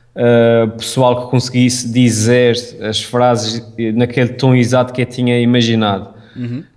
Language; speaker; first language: Portuguese; native; Portuguese